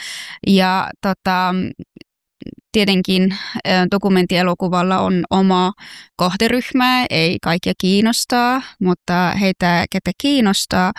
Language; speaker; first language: Finnish; non-native, fluent; Persian